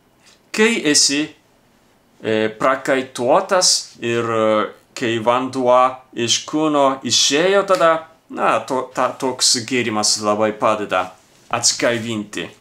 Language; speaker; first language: Lithuanian; non-native, learner; Japanese